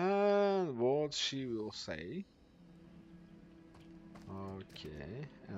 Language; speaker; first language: English; non-native, learner; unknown